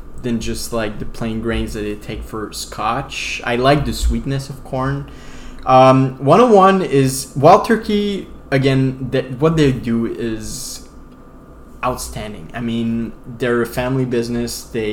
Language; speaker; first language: English; non-native, fluent; French